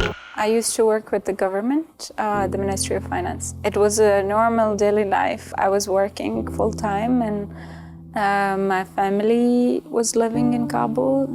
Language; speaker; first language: English; non-native, fluent; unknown